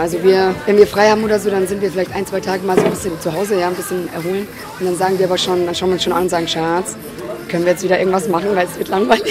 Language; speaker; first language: German; native; German